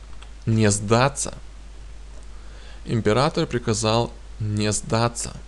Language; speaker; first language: Russian; non-native, fluent; Lithuanian